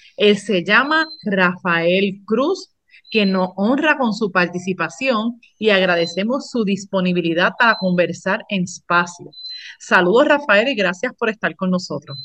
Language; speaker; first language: Spanish; native; Spanish